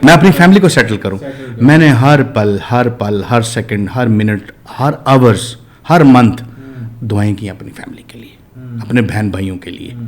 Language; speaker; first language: Urdu; non-native, local second language; Punjabi